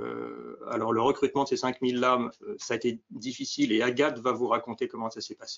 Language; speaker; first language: French; native; French